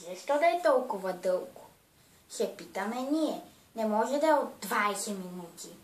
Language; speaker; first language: Bulgarian; early bilingual, heritage; Bulgarian